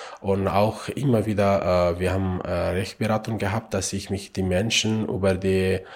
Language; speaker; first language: German; non-native, learner; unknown